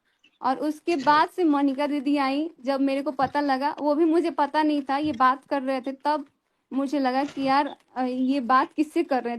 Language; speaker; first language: Hindi; native; Hindi